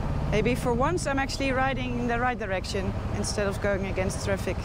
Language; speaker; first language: English; non-native, fluent; Dutch